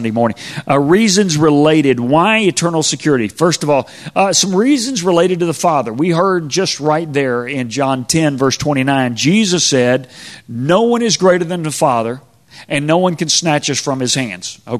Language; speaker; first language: English; native; English